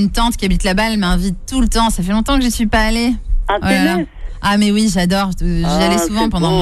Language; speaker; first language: French; native; French